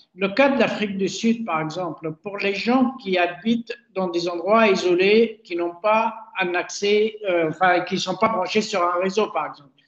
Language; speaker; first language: French; non-native, local second language; Arabic